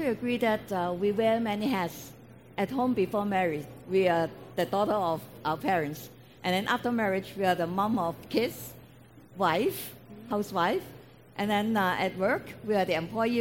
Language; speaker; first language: English; non-native, local second language; Cantonese